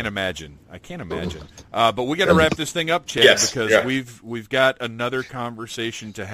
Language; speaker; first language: English; native; English